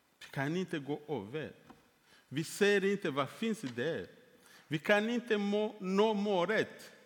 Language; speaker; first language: Swedish; non-native, fluent; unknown